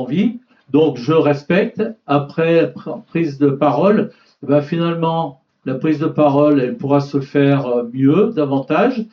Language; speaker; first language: French; native; French